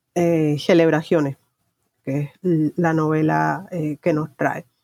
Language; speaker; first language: Spanish; native; Spanish